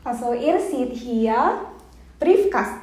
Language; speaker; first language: German; non-native, fluent; Indonesian